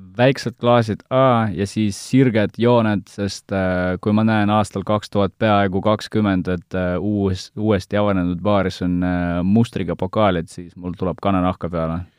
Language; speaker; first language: Estonian; non-native, local second language; Russian